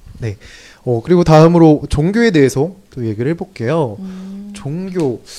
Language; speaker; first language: Korean; native; Korean